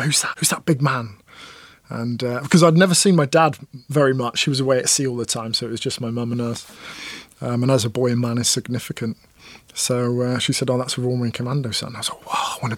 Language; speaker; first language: English; native; English